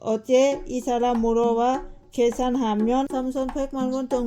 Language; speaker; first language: Korean; non-native, learner; Lao